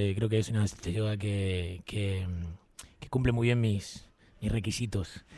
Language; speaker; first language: Spanish; native; Spanish